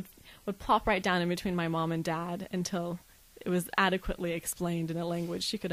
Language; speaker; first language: English; native; English